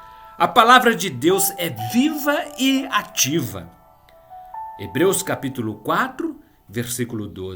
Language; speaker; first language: Portuguese; native; Portuguese